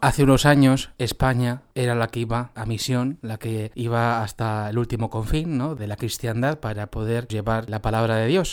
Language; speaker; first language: Spanish; native; Spanish